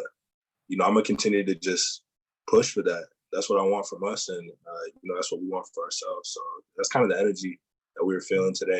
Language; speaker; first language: English; native; English